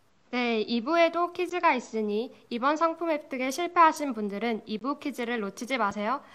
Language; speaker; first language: Korean; native; Korean